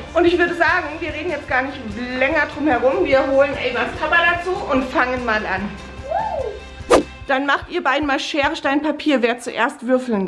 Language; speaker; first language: German; native; German